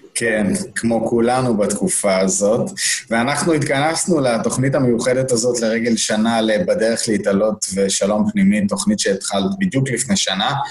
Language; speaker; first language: Hebrew; native; Hebrew